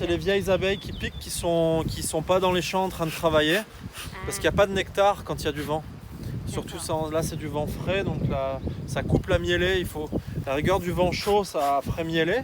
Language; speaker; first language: French; native; French